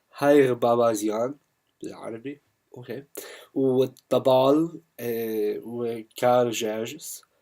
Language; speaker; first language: Arabic; non-native, learner; English